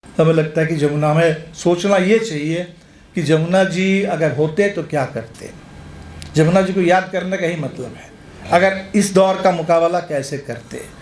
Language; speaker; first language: Hindi; non-native, local second language; Bangla